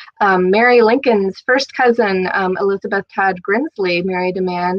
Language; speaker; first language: English; native; English